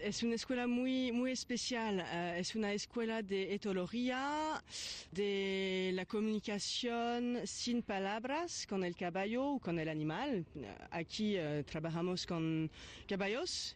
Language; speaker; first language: Spanish; non-native, fluent; French